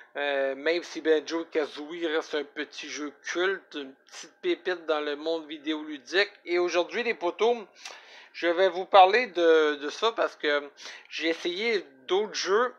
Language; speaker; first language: French; native; French